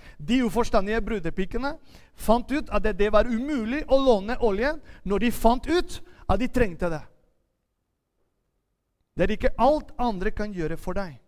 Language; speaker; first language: Norwegian; non-native, fluent; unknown